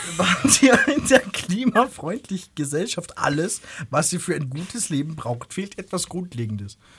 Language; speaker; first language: German; native; German